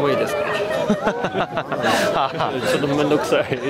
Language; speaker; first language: Japanese; non-native, learner; Chinese